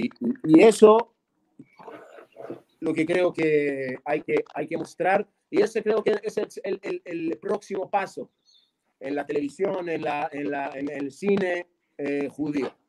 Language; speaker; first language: Spanish; non-native, fluent; Hebrew